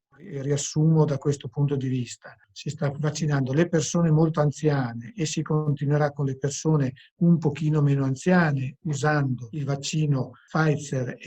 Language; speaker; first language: Italian; native; Italian